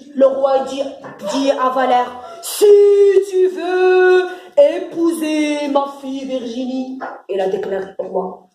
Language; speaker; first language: French; non-native, local second language; Arabic